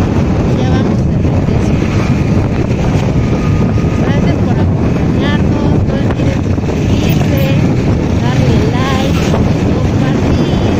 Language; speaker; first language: Spanish; native; Spanish